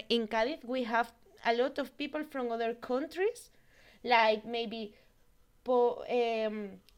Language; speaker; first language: English; non-native, learner; Spanish